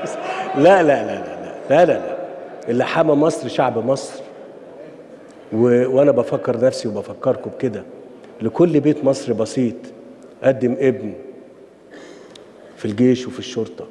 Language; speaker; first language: Arabic; native; Arabic